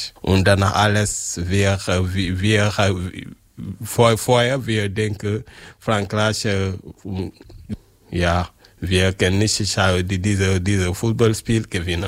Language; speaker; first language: German; non-native, learner; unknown